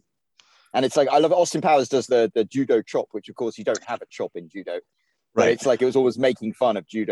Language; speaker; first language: English; native; English